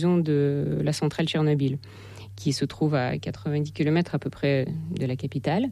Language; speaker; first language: French; non-native, fluent; Russian